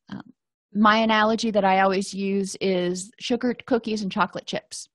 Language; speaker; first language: English; native; English